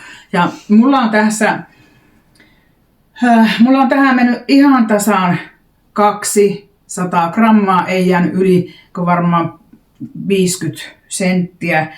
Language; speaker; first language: Finnish; native; Finnish